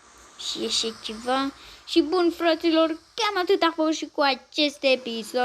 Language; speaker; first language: Romanian; native; Romanian